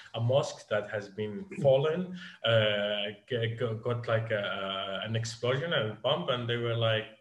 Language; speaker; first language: English; non-native, fluent; Arabic